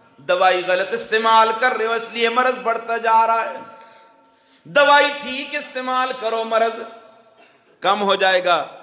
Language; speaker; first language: Urdu; non-native, local second language; Pashto